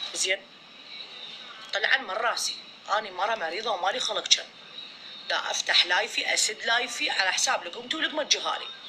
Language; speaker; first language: Arabic; native; Arabic